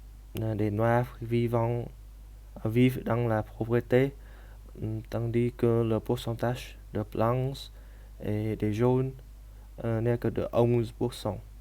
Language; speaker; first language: French; non-native, learner; Vietnamese